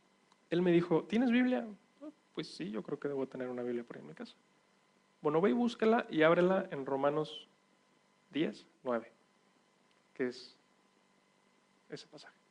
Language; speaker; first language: Spanish; native; Spanish